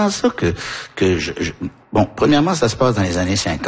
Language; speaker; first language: French; early bilingual, heritage; French